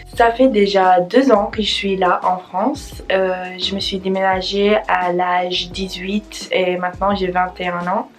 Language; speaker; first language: French; non-native, learner; English